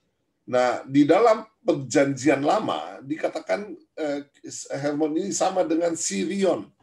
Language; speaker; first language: Indonesian; native; Indonesian